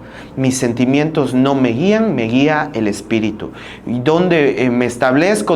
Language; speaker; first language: Spanish; native; Spanish